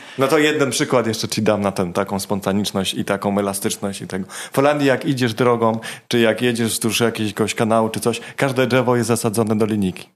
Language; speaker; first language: Polish; native; Polish